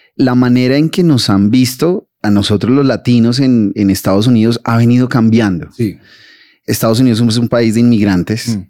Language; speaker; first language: Spanish; native; Spanish